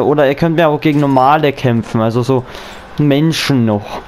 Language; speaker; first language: German; native; German